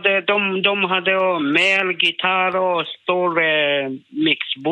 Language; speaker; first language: Swedish; non-native, learner; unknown